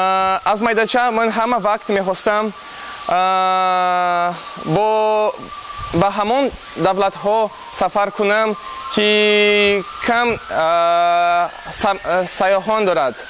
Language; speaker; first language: Persian; non-native, learner; Portuguese